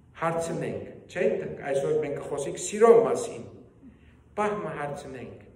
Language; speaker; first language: Armenian; early bilingual, heritage; Armenian